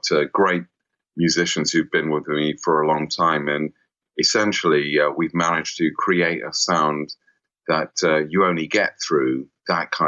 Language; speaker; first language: English; native; English